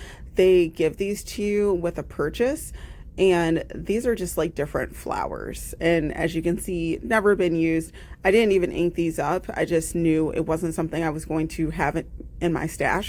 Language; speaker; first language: English; native; English